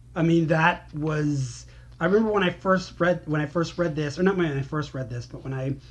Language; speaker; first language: English; native; English